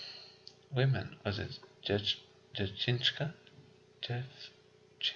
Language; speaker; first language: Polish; non-native, learner; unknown